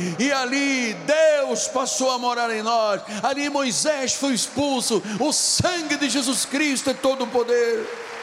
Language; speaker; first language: Portuguese; non-native, local second language; Tsonga